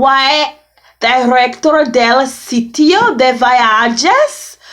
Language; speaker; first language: Spanish; non-native, learner; English